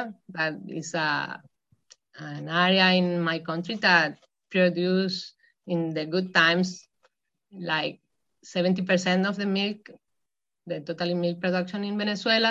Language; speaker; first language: English; non-native, fluent; Spanish